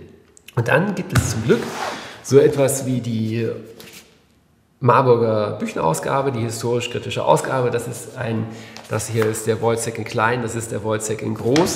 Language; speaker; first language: German; native; German